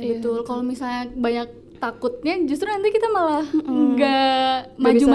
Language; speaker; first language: Indonesian; native; Indonesian